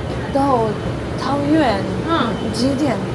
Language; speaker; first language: Chinese; non-native, learner; Japanese